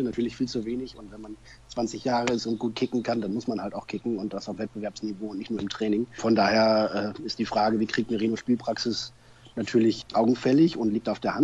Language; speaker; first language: German; native; German